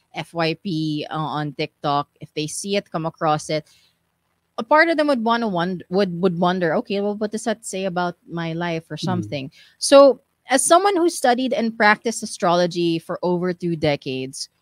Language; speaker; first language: English; non-native, local second language; Filipino